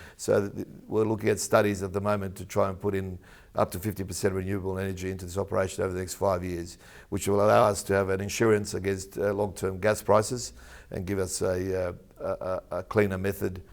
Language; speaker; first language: English; native; English